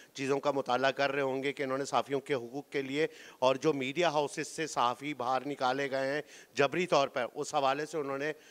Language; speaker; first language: Urdu; native; Urdu